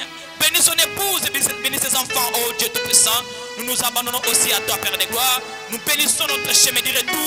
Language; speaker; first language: French; non-native, local second language; Swahili